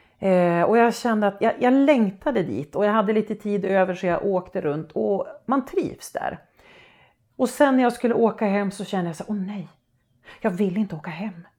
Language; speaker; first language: Swedish; native; Swedish